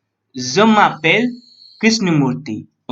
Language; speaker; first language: French; non-native, learner; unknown